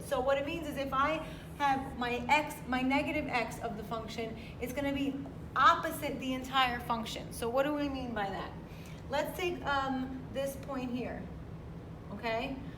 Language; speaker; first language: English; native; English